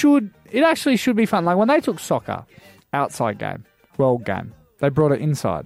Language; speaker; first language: English; native; English